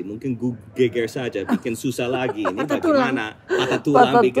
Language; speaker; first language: Indonesian; non-native, fluent; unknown